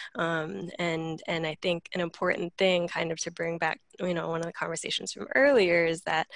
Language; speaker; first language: English; native; English